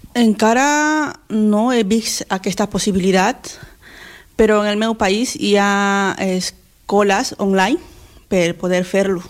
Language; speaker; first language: Catalan; non-native, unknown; Spanish